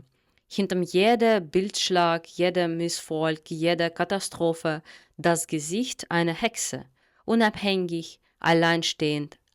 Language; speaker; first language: German; non-native, fluent; Russian